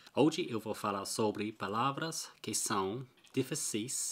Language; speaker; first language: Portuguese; non-native, learner; English